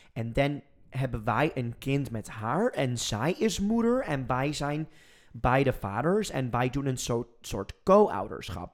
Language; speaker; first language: Dutch; non-native, fluent; English